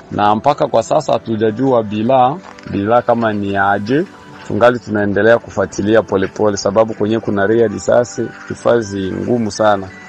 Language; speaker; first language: Swahili; native; Swahili